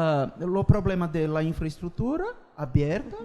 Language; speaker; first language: Spanish; non-native, fluent; Portuguese